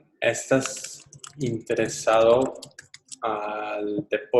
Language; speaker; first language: Spanish; non-native, learner; English